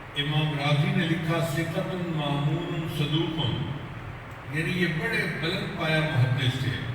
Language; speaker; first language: Urdu; non-native, local second language; Punjabi